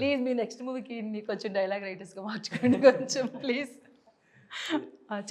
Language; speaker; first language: Telugu; native; Telugu